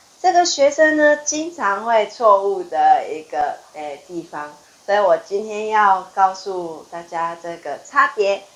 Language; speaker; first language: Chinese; non-native, fluent; Japanese